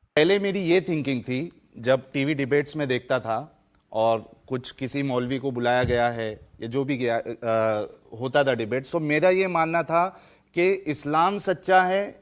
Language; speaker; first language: Hindi; native; Hindi